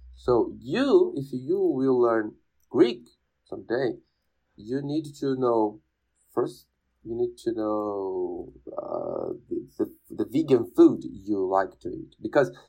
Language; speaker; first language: English; non-native, fluent; Portuguese